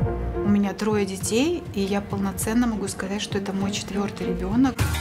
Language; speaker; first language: Russian; native; Russian